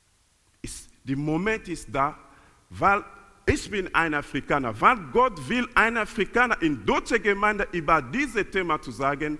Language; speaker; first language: German; non-native, learner; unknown